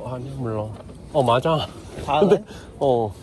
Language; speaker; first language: Korean; non-native, learner; Thai